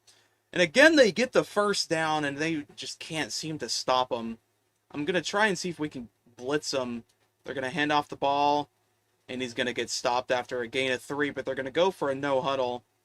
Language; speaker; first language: English; native; English